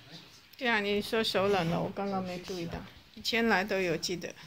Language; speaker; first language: Chinese; native; Chinese